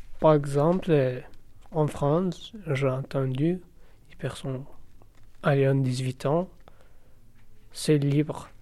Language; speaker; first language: French; non-native, learner; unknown